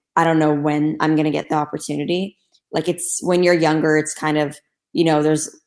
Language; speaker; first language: English; non-native, fluent; Turkish